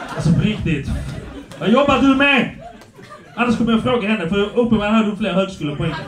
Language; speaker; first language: Swedish; early bilingual, other home language; Polish